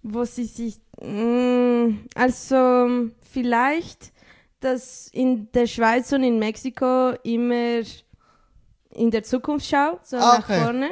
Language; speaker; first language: German; early bilingual, other home language; Spanish